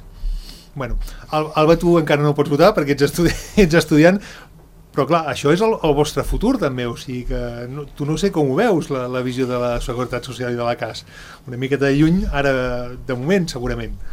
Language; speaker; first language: Catalan; native; Catalan